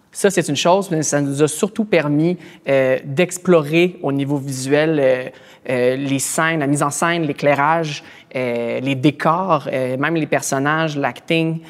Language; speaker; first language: French; native; French